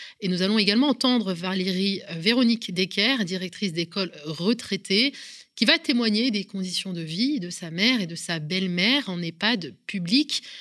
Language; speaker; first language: French; native; French